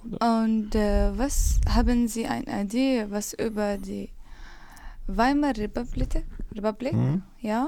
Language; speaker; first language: German; non-native, learner; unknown